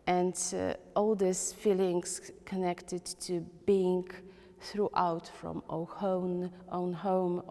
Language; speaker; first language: English; non-native, learner; Polish